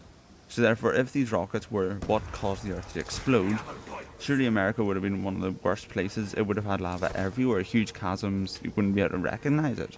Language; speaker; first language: English; native; English